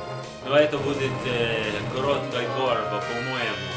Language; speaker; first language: Russian; non-native, learner; English